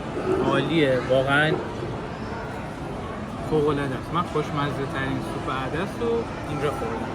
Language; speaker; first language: Persian; native; Persian